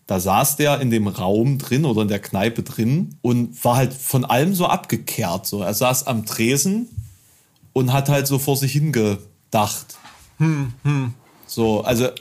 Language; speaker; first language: German; native; German